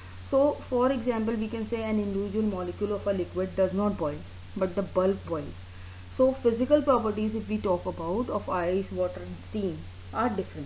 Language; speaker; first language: English; non-native, local second language; Hindi